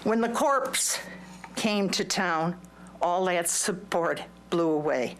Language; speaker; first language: English; native; English